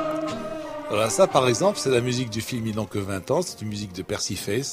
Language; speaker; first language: French; non-native, local second language; Arabic